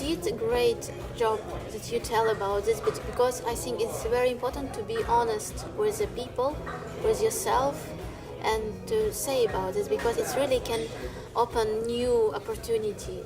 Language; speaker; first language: English; non-native, learner; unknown